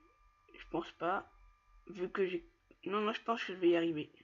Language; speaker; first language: French; native; French